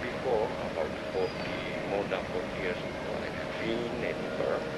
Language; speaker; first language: English; non-native, learner; Japanese